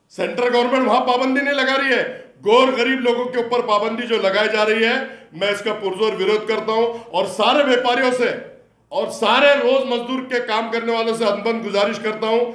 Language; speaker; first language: Hindi; non-native, local second language; Urdu